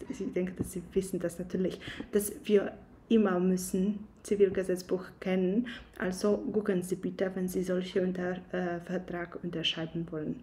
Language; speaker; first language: German; non-native, fluent; Polish